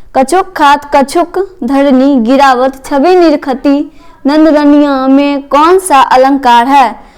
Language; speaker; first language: Hindi; native; Hindi